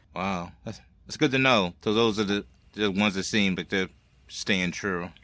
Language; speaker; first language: English; native; English